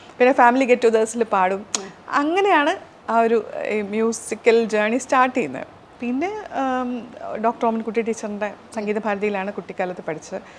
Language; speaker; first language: Malayalam; non-native, local second language; Urdu